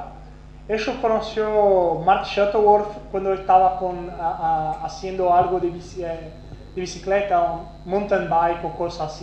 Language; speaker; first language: Spanish; non-native, fluent; Portuguese